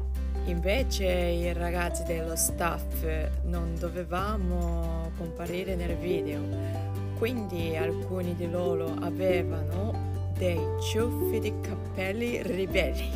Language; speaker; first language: Italian; non-native, fluent; Japanese